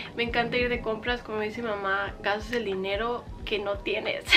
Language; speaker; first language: Spanish; early bilingual, heritage; Spanish